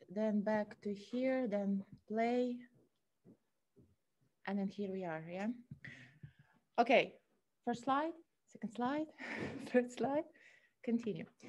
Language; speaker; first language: English; non-native, fluent; Russian